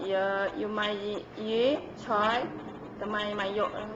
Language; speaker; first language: Cantonese; non-native, learner; Indonesian